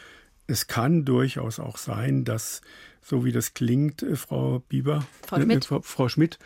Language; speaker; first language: German; native; German